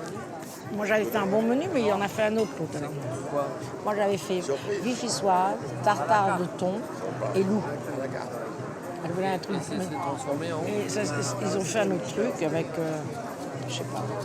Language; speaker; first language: French; native; French